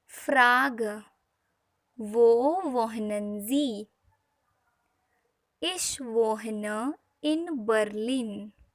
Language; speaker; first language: German; non-native, learner; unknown